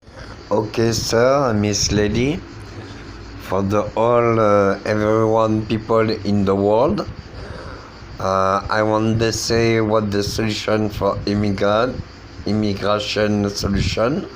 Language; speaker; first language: English; non-native, learner; French